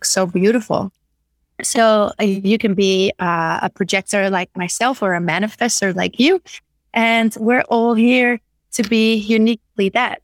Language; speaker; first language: English; non-native, fluent; Dutch